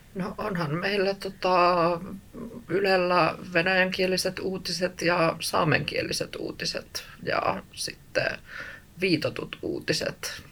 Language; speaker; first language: Finnish; native; Finnish